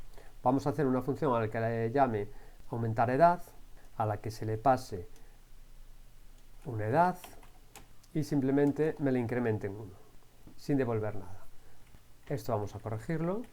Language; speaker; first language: Spanish; native; Spanish